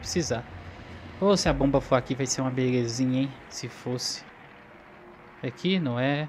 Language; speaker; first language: Portuguese; native; Portuguese